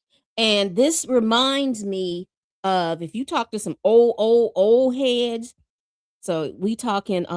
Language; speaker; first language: English; native; English